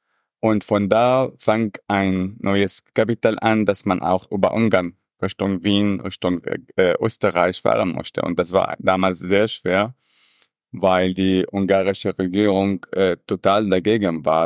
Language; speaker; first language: German; non-native, fluent; Arabic